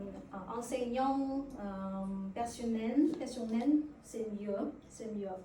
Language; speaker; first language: French; non-native, learner; Vietnamese